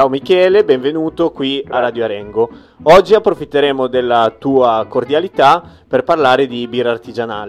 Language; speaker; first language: Italian; native; Italian